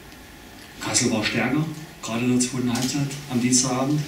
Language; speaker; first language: German; native; German